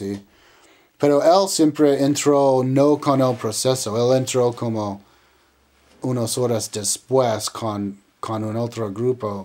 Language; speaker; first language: Spanish; non-native, learner; English